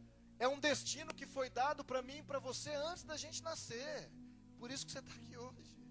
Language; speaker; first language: Portuguese; native; Portuguese